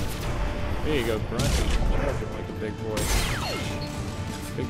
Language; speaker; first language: English; native; English